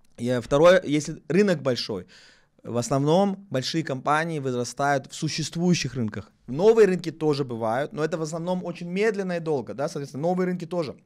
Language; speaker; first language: Russian; native; Russian